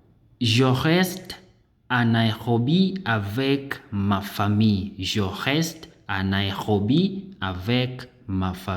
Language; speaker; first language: French; non-native, learner; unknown